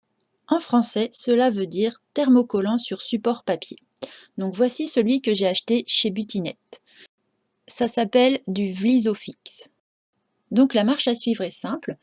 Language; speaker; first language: French; native; French